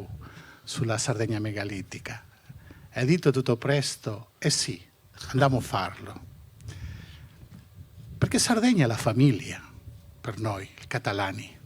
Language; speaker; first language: Italian; non-native, fluent; Catalan